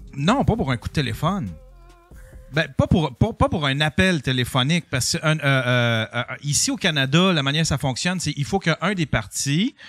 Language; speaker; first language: French; native; French